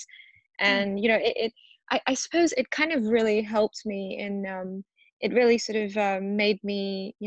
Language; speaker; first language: English; early bilingual, other home language; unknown